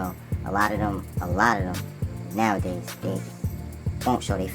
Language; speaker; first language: English; native; English